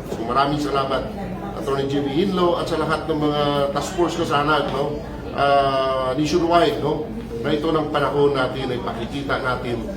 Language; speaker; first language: Filipino; native; Filipino